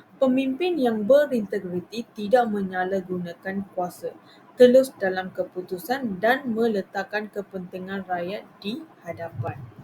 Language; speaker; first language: Malay; non-native, local second language; Tamil